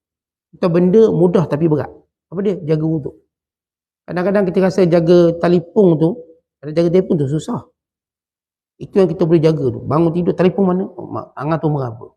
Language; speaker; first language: Malay; native; Malay